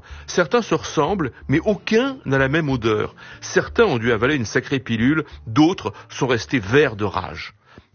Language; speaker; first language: French; native; French